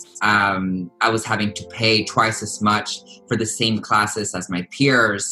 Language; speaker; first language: English; native; English